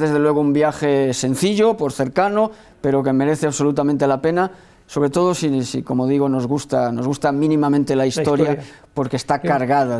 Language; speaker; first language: Spanish; native; Spanish